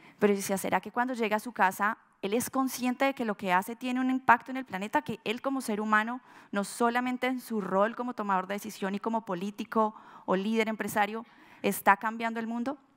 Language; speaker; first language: Spanish; native; Spanish